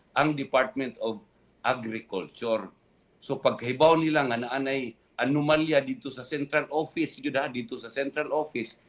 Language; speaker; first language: Cebuano; native; Cebuano